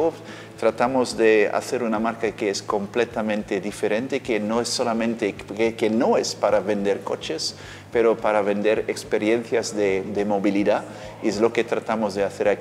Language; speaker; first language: Spanish; non-native, fluent; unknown